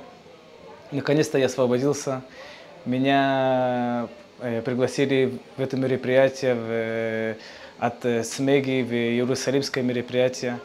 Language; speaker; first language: Russian; early bilingual, heritage; Russian